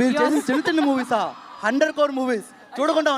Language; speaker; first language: Telugu; native; Telugu